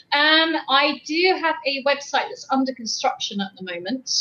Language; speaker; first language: English; native; English